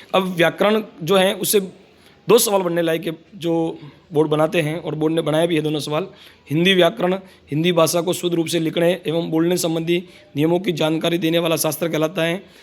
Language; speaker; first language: Hindi; native; Hindi